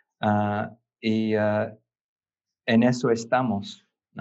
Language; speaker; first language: Spanish; non-native, fluent; English